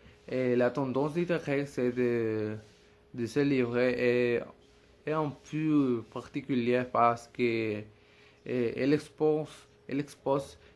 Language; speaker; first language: French; non-native, learner; Spanish